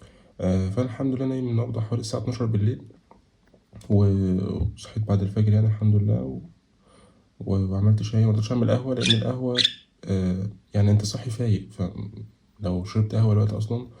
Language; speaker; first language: Arabic; native; Arabic